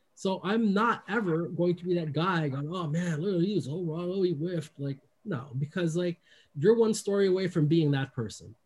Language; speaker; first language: English; native; English